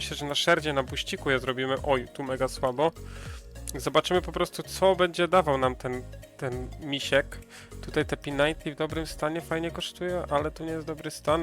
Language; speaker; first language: Polish; native; Polish